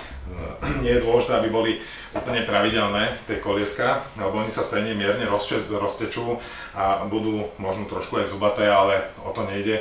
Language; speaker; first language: Slovak; native; Slovak